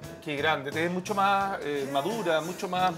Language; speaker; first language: Spanish; native; Spanish